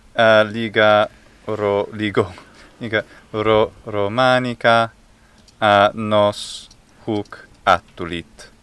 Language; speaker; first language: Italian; non-native, fluent; English